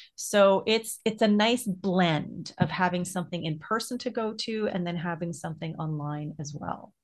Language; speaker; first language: English; native; English